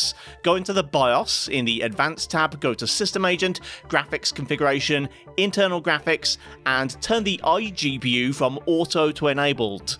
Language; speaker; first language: English; native; English